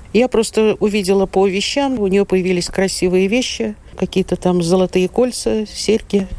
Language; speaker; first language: Russian; native; Russian